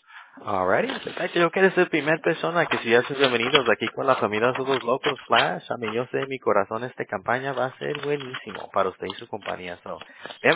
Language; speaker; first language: Spanish; early bilingual, heritage; Spanish